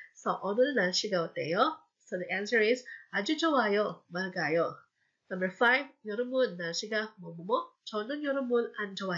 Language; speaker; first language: Korean; non-native, fluent; Filipino